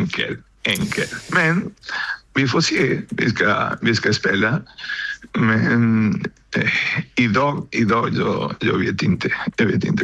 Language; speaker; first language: Swedish; non-native, learner; Spanish